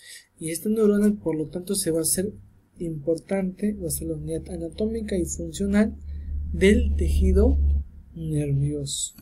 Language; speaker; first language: Spanish; native; Spanish